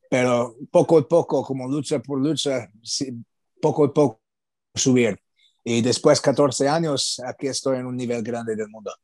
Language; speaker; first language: Spanish; non-native, learner; English